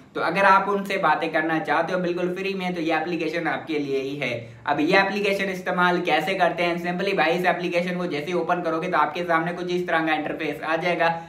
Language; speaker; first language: Hindi; native; Hindi